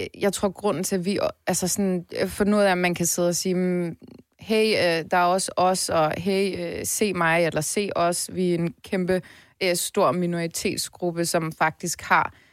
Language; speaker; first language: Danish; early bilingual, other home language; Turkish